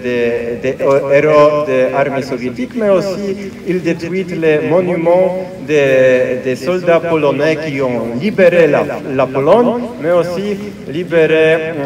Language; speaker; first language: French; non-native, fluent; Polish